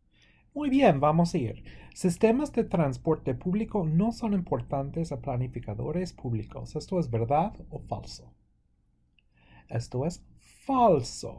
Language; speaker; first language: Spanish; non-native, fluent; English